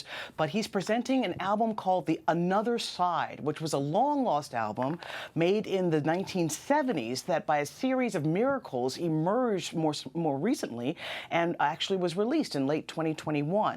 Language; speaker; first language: English; native; English